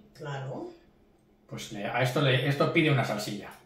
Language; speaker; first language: Spanish; native; Spanish